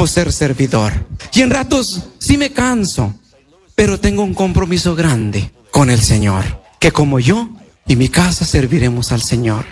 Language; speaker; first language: Spanish; native; Spanish